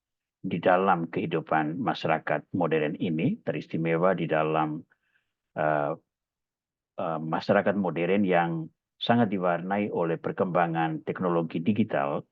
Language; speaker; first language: Indonesian; native; Indonesian